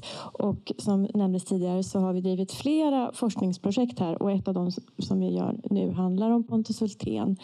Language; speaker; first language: Swedish; native; Swedish